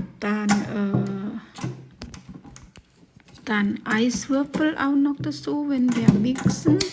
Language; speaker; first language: German; non-native, learner; Thai